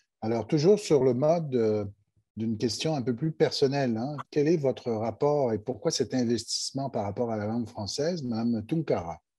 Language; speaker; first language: French; native; French